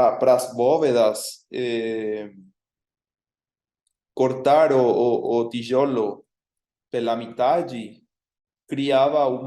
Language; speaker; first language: Portuguese; non-native, fluent; Spanish